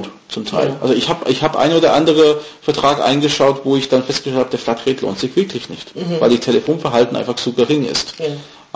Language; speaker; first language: German; non-native, fluent; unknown